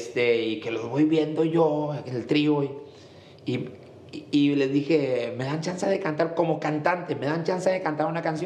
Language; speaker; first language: Spanish; native; Spanish